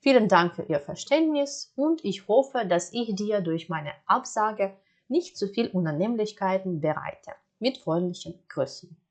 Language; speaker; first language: German; non-native, fluent; Ukrainian